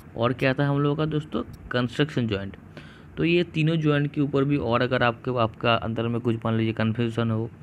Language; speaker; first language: Hindi; non-native, local second language; Bangla